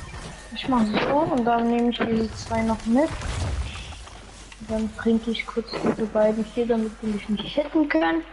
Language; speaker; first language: German; native; German